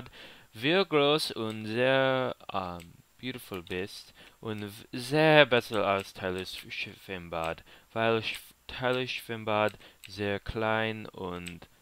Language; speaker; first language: German; non-native, learner; English